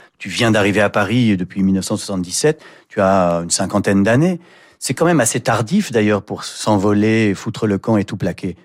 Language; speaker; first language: French; native; French